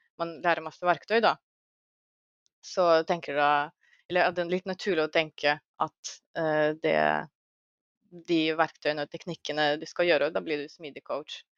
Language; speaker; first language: Norwegian; non-native, fluent; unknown